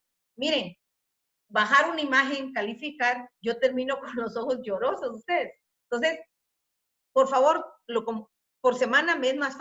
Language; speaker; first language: Spanish; native; Spanish